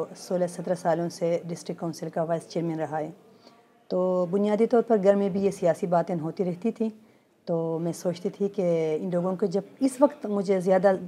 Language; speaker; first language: Urdu; non-native, local second language; Khowar